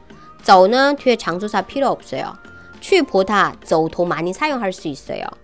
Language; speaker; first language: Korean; non-native, fluent; Chinese